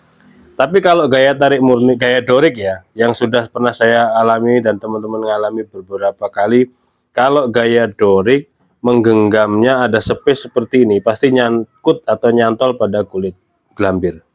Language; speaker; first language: Indonesian; native; Indonesian